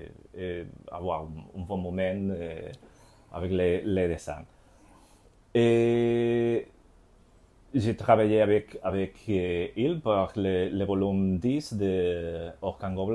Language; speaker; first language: French; non-native, learner; Spanish